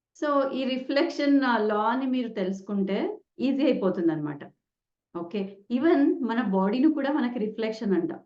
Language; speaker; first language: Telugu; non-native, local second language; Kannada